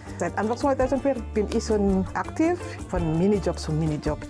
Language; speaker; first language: German; non-native, learner; Indonesian